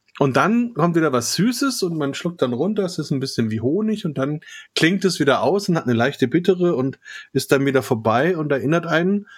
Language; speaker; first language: German; native; German